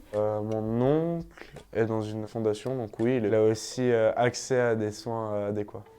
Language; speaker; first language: French; native; French